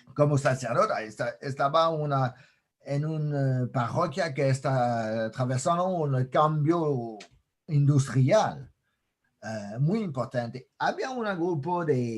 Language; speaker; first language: Spanish; non-native, fluent; French